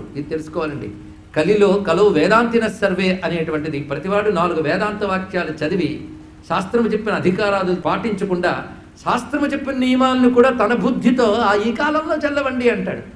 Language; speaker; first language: Telugu; native; Telugu